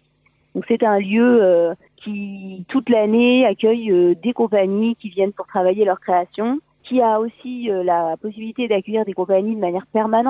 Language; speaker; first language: French; native; French